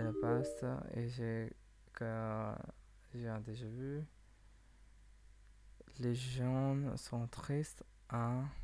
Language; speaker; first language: French; non-native, learner; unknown